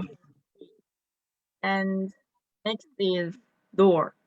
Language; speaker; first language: English; non-native, learner; Japanese